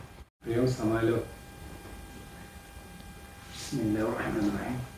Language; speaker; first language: Russian; non-native, learner; Tajik